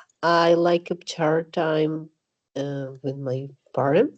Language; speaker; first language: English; non-native, learner; Spanish